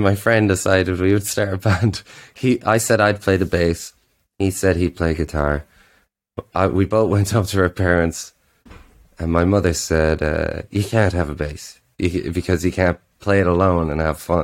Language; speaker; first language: English; native; English